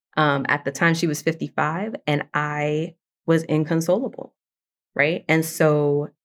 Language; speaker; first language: English; early bilingual, other home language; Spanish